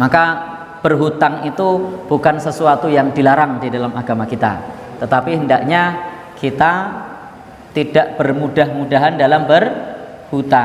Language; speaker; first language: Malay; non-native, local second language; Javanese